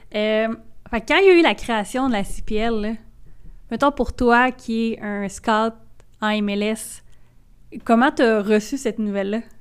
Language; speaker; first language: French; native; French